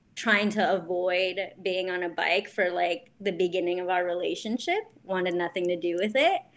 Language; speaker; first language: English; native; English